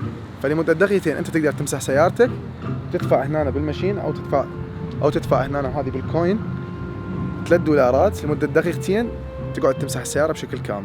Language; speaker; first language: Arabic; native; Arabic